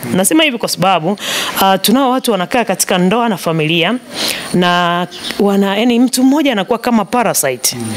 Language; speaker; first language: Swahili; native; Swahili